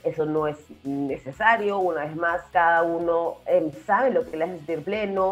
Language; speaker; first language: Spanish; native; Spanish